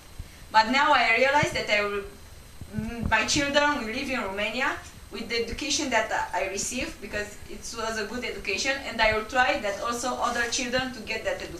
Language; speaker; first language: English; non-native, local second language; Romanian